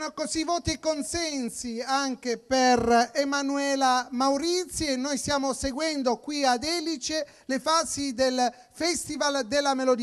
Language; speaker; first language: Italian; native; Italian